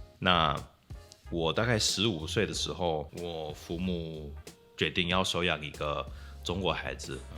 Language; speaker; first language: Chinese; non-native, fluent; English